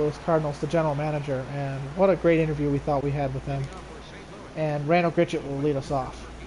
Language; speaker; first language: English; native; English